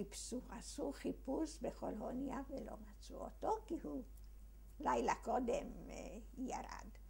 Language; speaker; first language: Hebrew; early bilingual, other home language; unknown